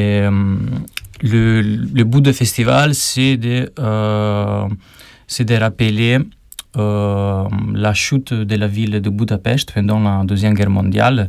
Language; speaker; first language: French; non-native, learner; Albanian